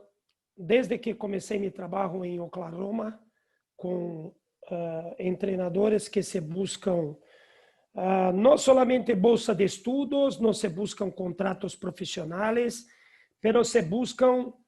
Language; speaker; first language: Spanish; non-native, learner; Portuguese